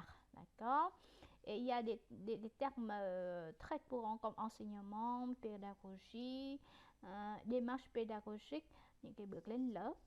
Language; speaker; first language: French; non-native, fluent; Vietnamese